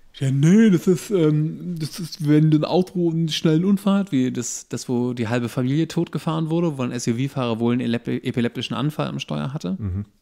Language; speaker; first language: German; native; German